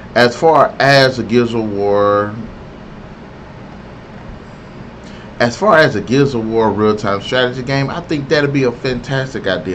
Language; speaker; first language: English; native; English